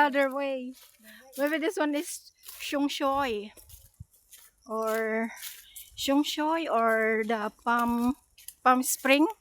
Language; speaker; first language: English; non-native, learner; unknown